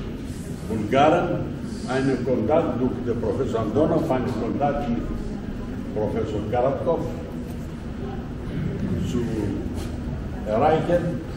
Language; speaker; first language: German; non-native, fluent; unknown